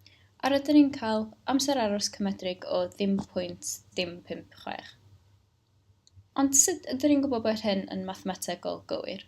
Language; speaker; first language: Welsh; native; Welsh